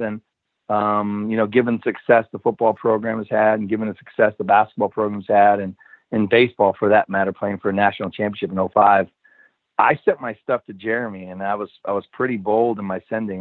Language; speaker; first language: English; native; English